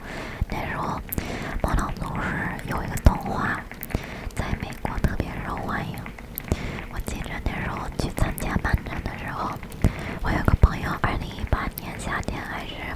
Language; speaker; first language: Chinese; early bilingual, heritage; English